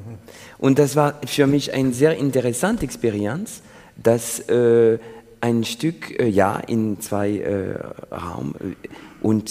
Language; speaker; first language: German; non-native, learner; French